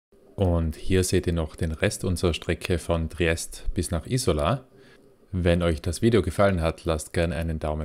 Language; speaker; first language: German; native; German